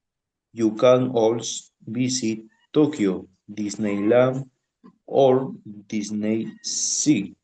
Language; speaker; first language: English; non-native, learner; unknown